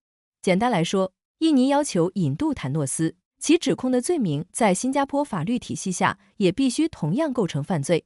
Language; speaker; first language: Chinese; native; Chinese